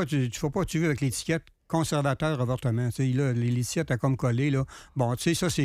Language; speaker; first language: French; native; French